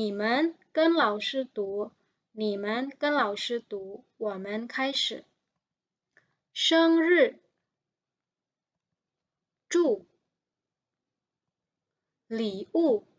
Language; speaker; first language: Chinese; non-native, fluent; Indonesian